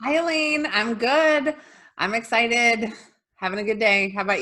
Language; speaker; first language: English; native; English